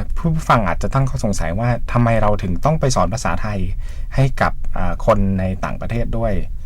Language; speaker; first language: Thai; native; Thai